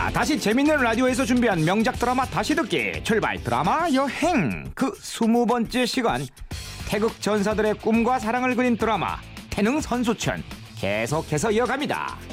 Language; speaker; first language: Korean; native; Korean